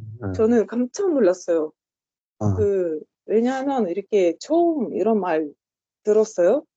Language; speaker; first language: Korean; non-native, learner; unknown